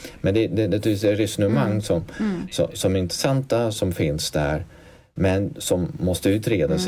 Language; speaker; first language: Swedish; non-native, fluent; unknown